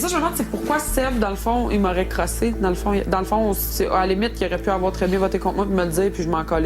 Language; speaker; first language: French; native; French